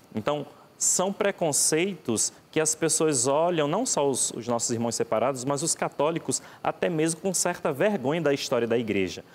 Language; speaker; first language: Portuguese; native; Portuguese